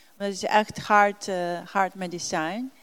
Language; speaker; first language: Dutch; non-native, learner; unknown